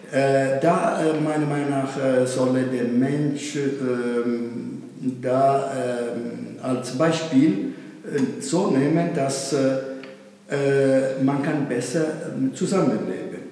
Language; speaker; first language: German; non-native, fluent; Italian